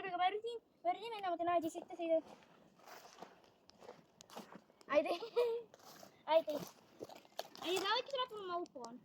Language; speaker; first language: Finnish; early bilingual, other home language; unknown